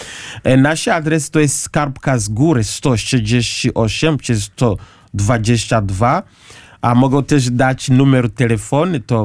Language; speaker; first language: Polish; non-native, learner; Kinyarwanda